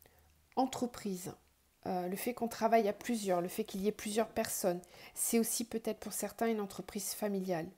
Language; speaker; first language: French; native; French